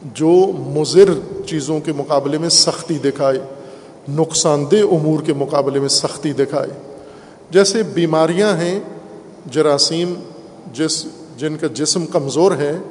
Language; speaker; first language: Urdu; non-native, local second language; Punjabi